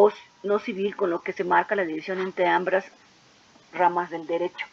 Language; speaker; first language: Spanish; native; Spanish